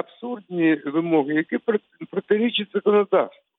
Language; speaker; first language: Ukrainian; non-native, local second language; Russian